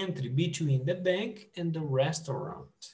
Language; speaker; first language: English; non-native, fluent; Portuguese